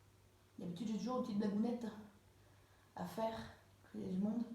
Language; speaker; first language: French; native; French